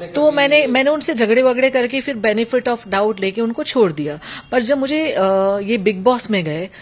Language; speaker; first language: Hindi; native; Hindi